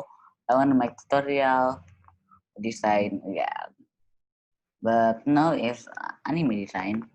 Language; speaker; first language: English; non-native, learner; Indonesian